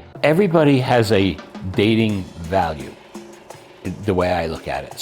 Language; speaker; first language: English; native; English